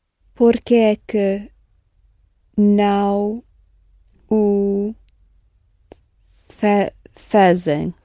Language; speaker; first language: Portuguese; non-native, learner; English